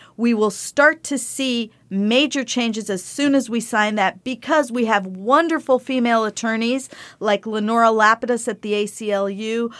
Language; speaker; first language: English; early bilingual, other home language; Spanish